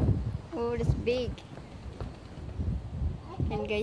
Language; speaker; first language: English; non-native, learner; Filipino